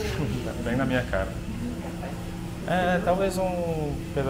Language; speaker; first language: Portuguese; non-native, fluent; English